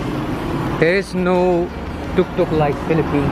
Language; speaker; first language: English; non-native, local second language; Hindi